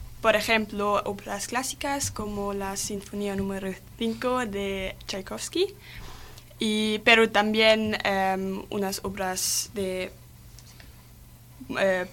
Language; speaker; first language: Spanish; non-native, learner; German